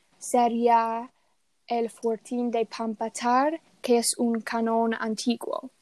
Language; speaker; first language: Spanish; non-native, learner; English